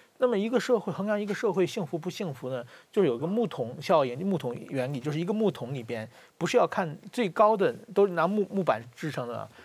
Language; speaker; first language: Chinese; native; Chinese